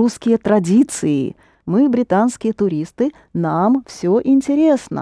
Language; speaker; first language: Russian; non-native, fluent; English